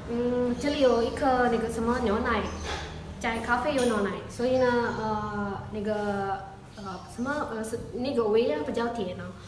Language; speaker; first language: Chinese; non-native, learner; Indonesian